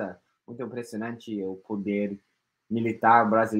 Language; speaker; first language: Portuguese; non-native, fluent; English